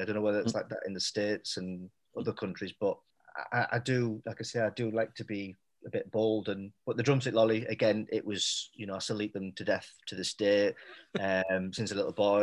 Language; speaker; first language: English; native; English